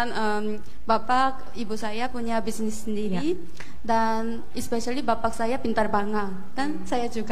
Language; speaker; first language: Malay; non-native, fluent; Korean